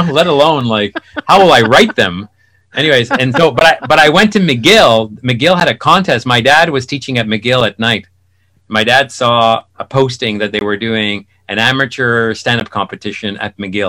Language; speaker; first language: English; native; English